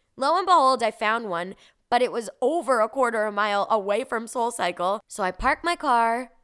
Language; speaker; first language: English; native; English